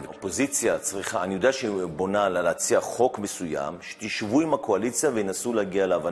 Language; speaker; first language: Hebrew; native; Hebrew